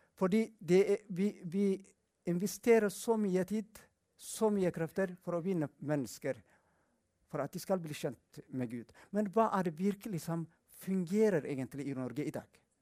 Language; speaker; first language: Norwegian; non-native, fluent; Amharic